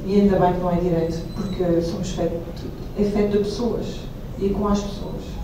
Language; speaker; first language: Portuguese; non-native, fluent; French